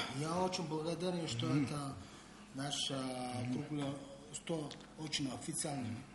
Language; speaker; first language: Russian; non-native, learner; Mongolian